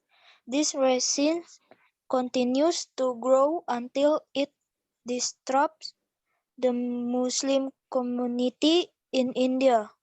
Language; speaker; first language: English; non-native, learner; Indonesian